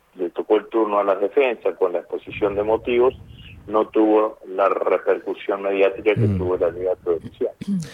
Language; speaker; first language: Spanish; native; Spanish